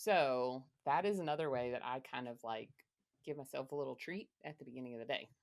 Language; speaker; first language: English; native; English